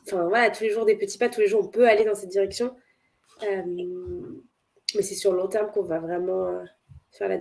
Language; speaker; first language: French; native; French